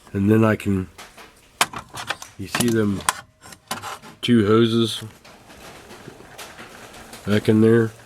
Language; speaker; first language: English; native; English